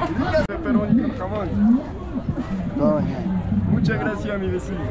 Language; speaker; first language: Spanish; non-native, learner; French